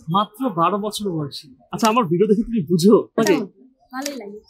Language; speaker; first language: Bangla; native; Bangla